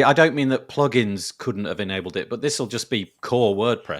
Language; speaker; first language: English; native; English